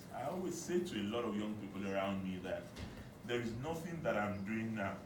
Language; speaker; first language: English; non-native, local second language; Yoruba